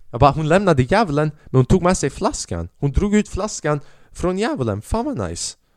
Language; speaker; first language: Swedish; early bilingual, other home language; Albanian